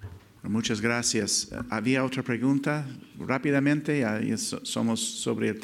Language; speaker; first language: Spanish; non-native, fluent; English